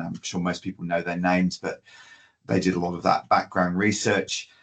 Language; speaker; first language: English; native; English